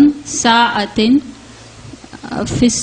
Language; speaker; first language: Arabic; non-native, learner; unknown